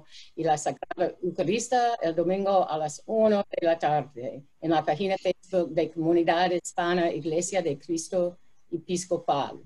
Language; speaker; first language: Spanish; non-native, fluent; English